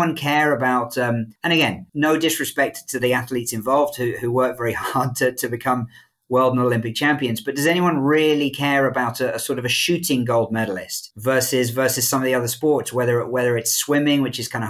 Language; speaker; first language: English; native; English